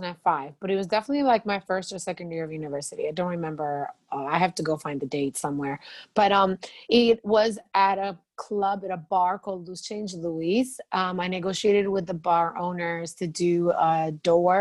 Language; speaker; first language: English; non-native, fluent; Albanian